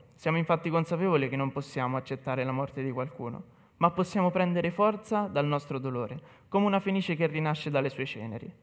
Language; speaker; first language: Italian; native; Italian